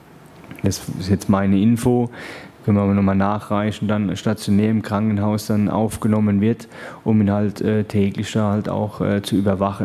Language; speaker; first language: German; native; German